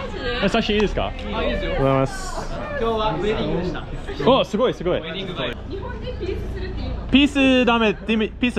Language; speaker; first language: Japanese; non-native, learner; English